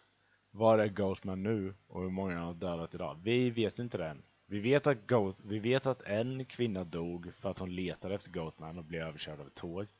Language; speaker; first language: Swedish; native; Swedish